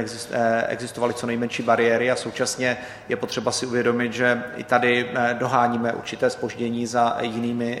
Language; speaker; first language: Czech; native; Czech